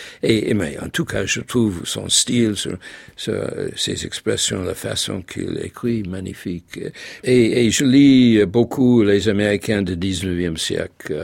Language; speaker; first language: French; non-native, fluent; English